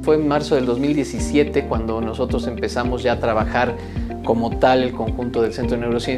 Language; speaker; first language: Spanish; native; Spanish